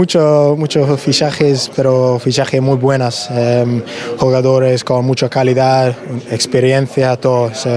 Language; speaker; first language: Spanish; non-native, learner; English